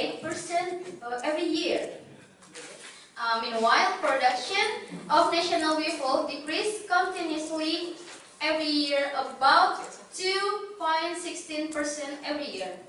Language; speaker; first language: English; non-native, learner; Indonesian